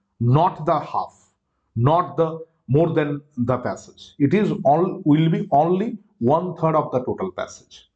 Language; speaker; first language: English; non-native, local second language; Bangla